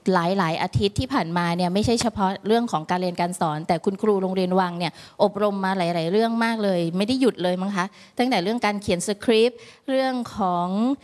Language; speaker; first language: Thai; native; Thai